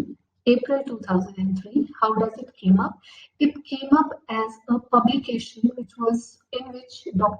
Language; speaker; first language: English; non-native, local second language; Hindi